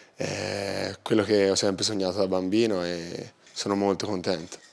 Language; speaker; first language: Italian; native; Italian